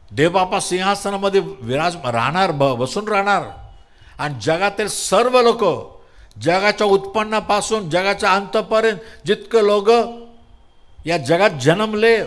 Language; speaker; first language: Marathi; non-native, local second language; Tamil